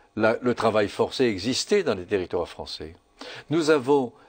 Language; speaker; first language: French; native; French